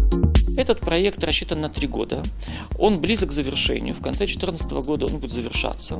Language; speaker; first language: Russian; native; Russian